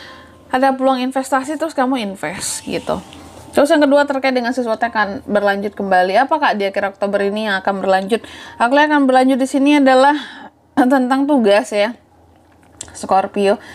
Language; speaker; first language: Indonesian; native; Indonesian